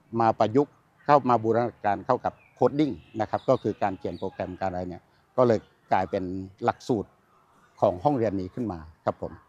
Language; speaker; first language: Thai; native; Thai